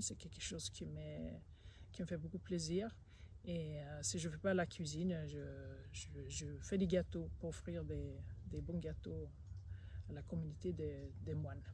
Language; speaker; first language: French; non-native, fluent; Swedish